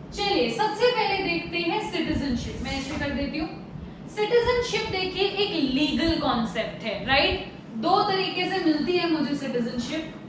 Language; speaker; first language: Hindi; native; Hindi